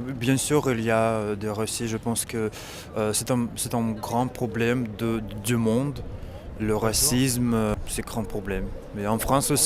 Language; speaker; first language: French; non-native, fluent; Russian